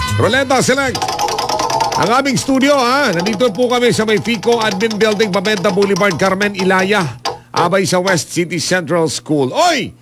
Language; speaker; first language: Filipino; non-native, local second language; Cebuano